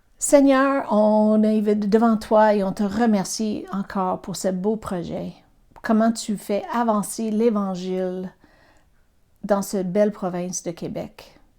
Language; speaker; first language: French; non-native, fluent; English